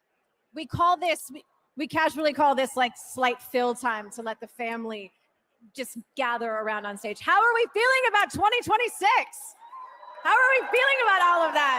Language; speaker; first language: English; native; English